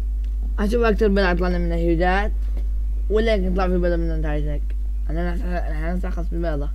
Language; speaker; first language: Arabic; native; Arabic